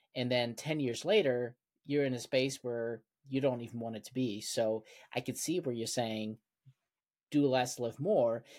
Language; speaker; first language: English; non-native, fluent; German